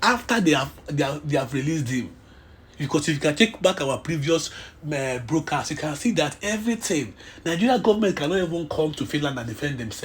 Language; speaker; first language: English; non-native, local second language; Igbo